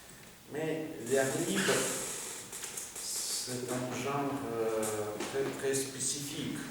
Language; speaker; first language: French; non-native, fluent; Russian